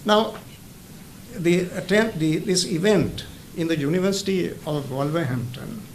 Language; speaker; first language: English; non-native, local second language; Sinhala